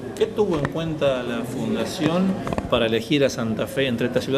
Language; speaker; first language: Spanish; native; Spanish